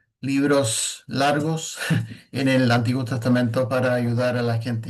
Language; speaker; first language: Spanish; non-native, fluent; English